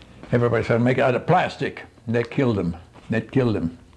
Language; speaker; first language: English; non-native, fluent; Swedish